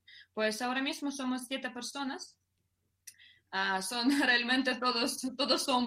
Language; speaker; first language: Spanish; non-native, fluent; Russian